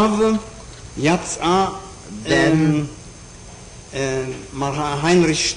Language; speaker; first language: Hebrew; non-native, fluent; German